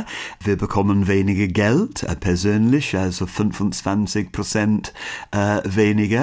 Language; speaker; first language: German; non-native, learner; English